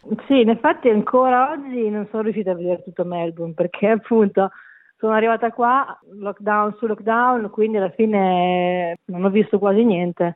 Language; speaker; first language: Italian; native; Italian